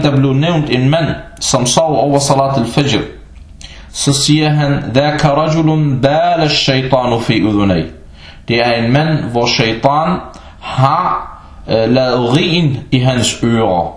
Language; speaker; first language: Danish; non-native, fluent; Arabic